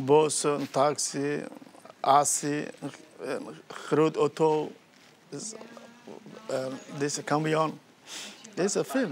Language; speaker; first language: Dutch; non-native, learner; Somali